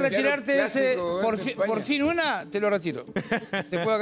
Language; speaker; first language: Spanish; native; Spanish